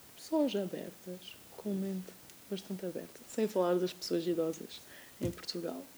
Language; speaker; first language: Portuguese; early bilingual, heritage; French